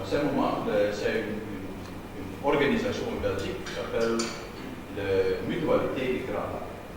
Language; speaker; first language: French; non-native, learner; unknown